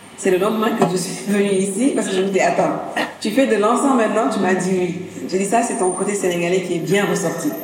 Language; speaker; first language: French; non-native, local second language; Wolof